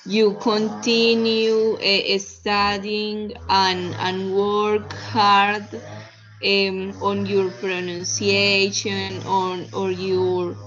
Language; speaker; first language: English; non-native, fluent; Spanish